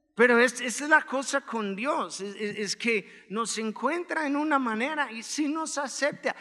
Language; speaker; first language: Spanish; non-native, fluent; English